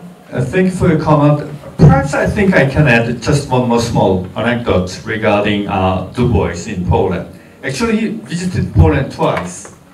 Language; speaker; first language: English; non-native, fluent; Korean